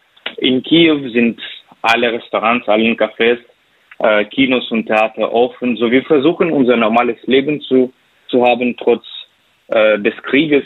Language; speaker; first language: German; non-native, fluent; Ukrainian